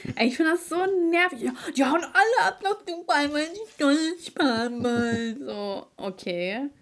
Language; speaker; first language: German; early bilingual, other home language; Ukrainian